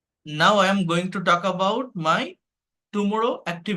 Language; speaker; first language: English; non-native, fluent; Bangla